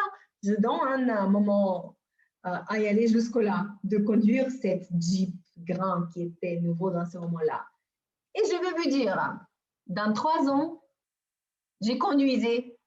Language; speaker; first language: French; non-native, fluent; Bulgarian